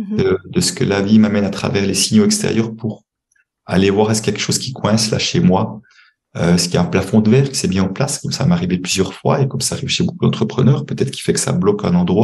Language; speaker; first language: French; native; French